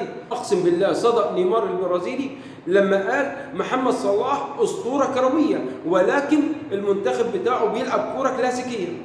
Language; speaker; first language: Arabic; native; Arabic